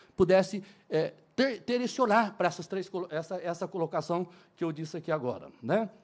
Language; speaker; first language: Portuguese; native; Portuguese